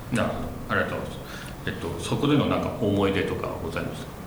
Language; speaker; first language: Japanese; native; Japanese